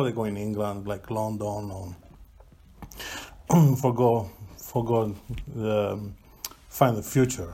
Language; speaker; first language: English; non-native, learner; Italian